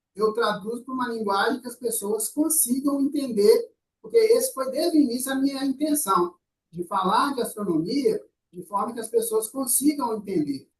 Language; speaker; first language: Portuguese; native; Portuguese